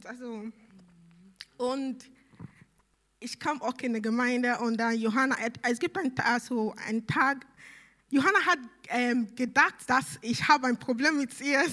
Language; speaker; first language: German; non-native, learner; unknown